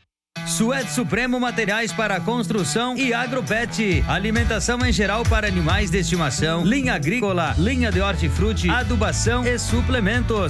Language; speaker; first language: Portuguese; native; Portuguese